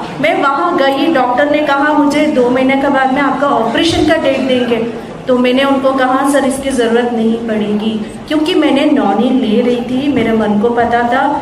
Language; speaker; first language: Hindi; non-native, local second language; Kannada